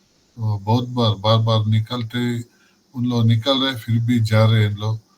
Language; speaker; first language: Hindi; non-native, local second language; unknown